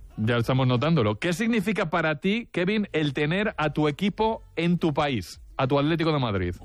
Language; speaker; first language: Spanish; native; Spanish